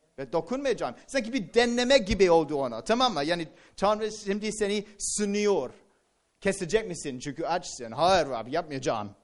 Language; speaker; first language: Turkish; non-native, fluent; English